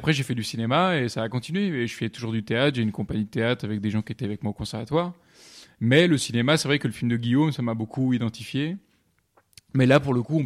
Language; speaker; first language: French; native; French